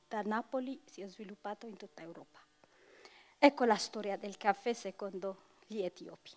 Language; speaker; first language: Italian; non-native, fluent; Tigrinya